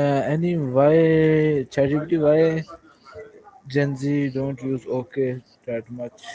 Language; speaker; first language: English; non-native, learner; Urdu